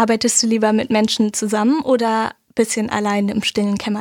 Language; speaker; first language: German; native; German